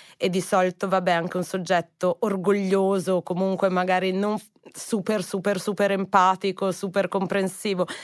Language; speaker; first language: Italian; native; Italian